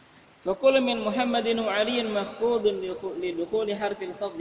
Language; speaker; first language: Arabic; non-native, fluent; Indonesian